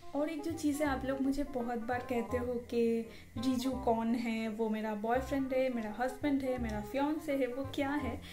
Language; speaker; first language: Hindi; non-native, local second language; Bangla